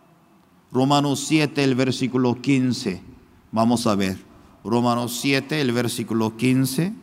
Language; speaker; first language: Spanish; non-native, fluent; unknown